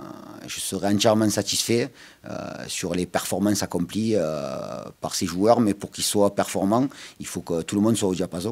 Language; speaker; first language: French; native; French